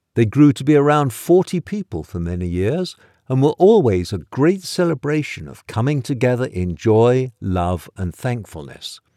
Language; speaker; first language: English; native; English